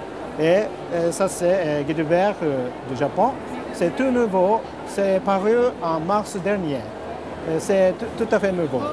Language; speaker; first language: French; non-native, learner; Japanese